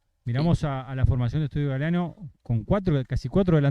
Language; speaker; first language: Spanish; native; Spanish